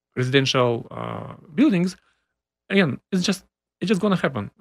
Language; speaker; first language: English; non-native, fluent; Ukrainian